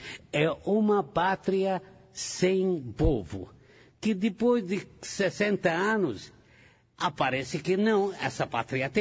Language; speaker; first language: Portuguese; non-native, fluent; Arabic